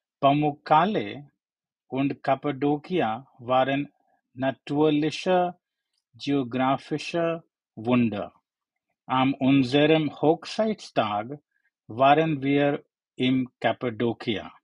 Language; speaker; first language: German; non-native, learner; English